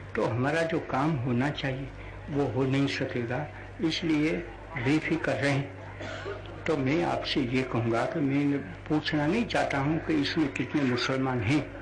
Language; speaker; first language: Hindi; non-native, local second language; Gujarati